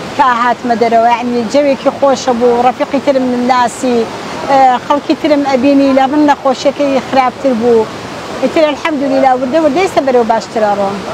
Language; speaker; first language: Central Kurdish; native; Central Kurdish